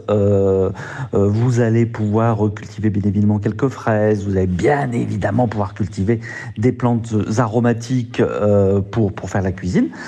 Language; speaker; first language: French; native; French